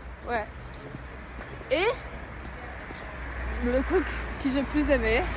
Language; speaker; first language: French; non-native, learner; Portuguese